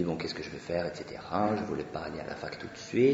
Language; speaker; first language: French; non-native, fluent; Swedish